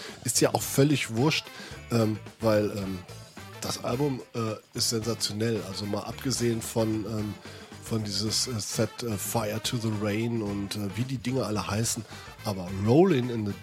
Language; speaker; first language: German; native; German